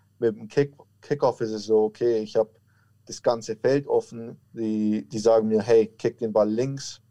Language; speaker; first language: German; native; German